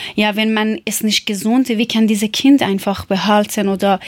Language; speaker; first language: German; non-native, learner; Persian